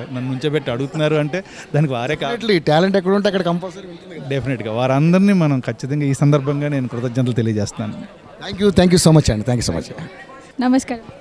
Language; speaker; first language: Telugu; native; Telugu